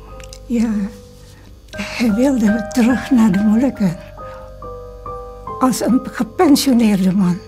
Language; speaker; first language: Dutch; early bilingual, other home language; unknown